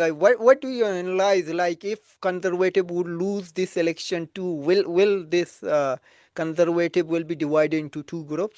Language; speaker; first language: English; non-native, fluent; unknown